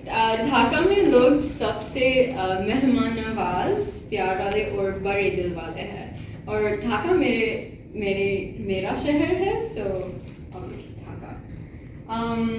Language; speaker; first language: Hindi; non-native, learner; Bangla